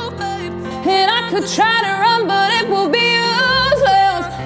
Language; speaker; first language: English; non-native, fluent; Dutch